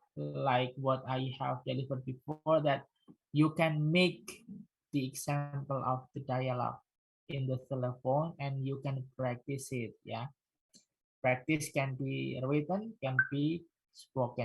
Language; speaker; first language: English; non-native, fluent; Indonesian